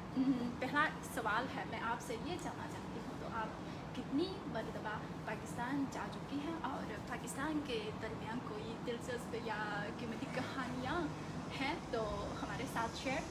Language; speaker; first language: Hindi; non-native, fluent; Chinese